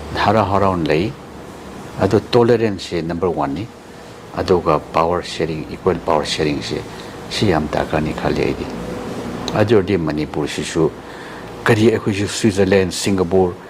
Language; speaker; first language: Manipuri; non-native, local second language; Tangkhul Naga (India)